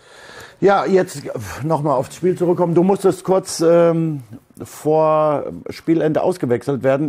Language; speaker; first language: German; native; German